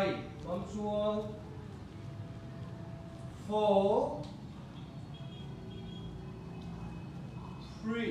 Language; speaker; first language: Vietnamese; non-native, learner; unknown